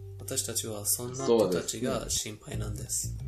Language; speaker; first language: Japanese; non-native, fluent; Persian